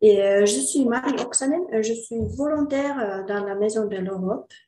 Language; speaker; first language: French; non-native, learner; Finnish